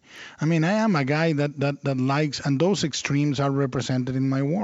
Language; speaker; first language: English; non-native, fluent; Spanish